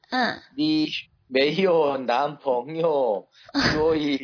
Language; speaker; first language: Chinese; non-native, learner; Korean